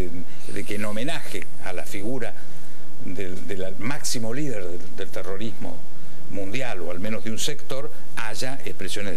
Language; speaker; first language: Spanish; native; Spanish